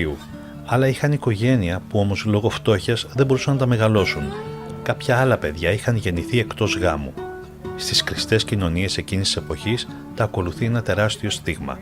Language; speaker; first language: Greek; native; Greek